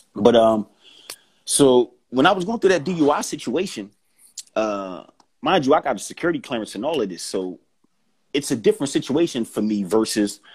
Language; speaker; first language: English; native; English